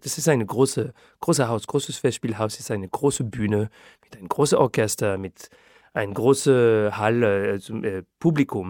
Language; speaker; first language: German; non-native, fluent; French